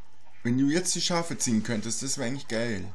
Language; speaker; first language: German; native; German